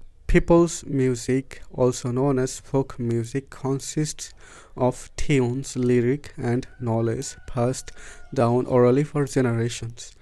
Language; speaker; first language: English; non-native, local second language; Bangla